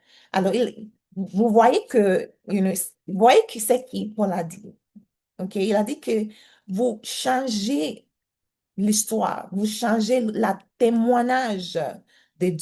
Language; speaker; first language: French; non-native, learner; English